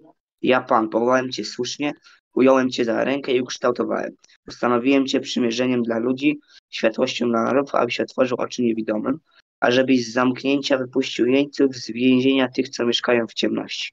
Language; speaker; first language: Polish; native; Polish